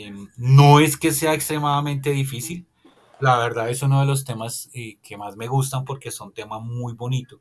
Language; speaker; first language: Spanish; native; Spanish